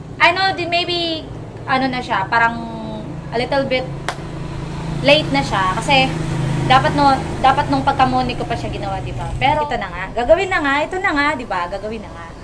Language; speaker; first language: Filipino; non-native, local second language; Waray